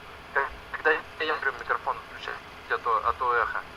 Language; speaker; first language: Russian; native; Russian